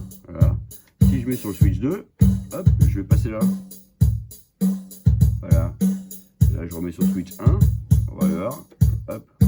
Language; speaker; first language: French; native; French